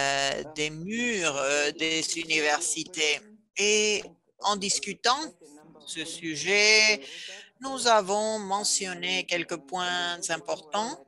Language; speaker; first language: French; non-native, fluent; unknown